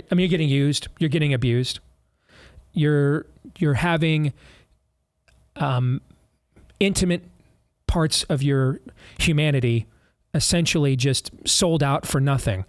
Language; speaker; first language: English; native; English